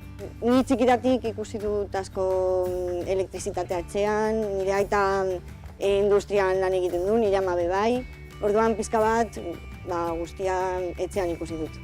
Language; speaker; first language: Basque; non-native, local second language; Spanish